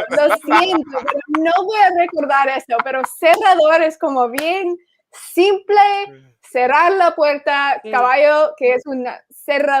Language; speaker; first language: Spanish; non-native, fluent; English